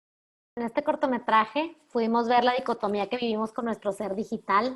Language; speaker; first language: Spanish; native; Spanish